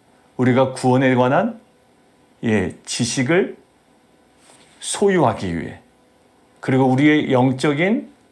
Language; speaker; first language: Korean; native; Korean